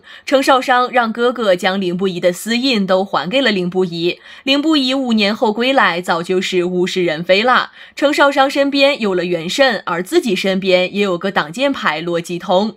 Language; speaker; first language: Chinese; native; Chinese